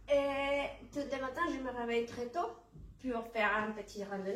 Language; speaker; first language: French; non-native, learner; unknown